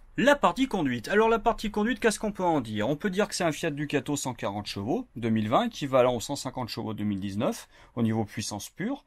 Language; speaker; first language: French; native; French